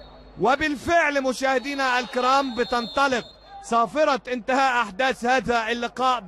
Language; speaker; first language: Arabic; native; Arabic